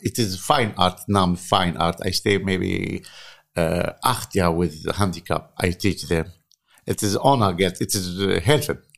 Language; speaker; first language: English; non-native, learner; Arabic